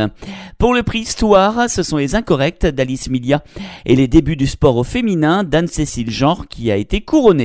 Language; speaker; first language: French; native; French